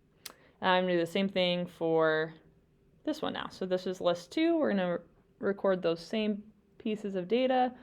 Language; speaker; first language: English; native; English